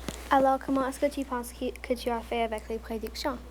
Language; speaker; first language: French; non-native, local second language; English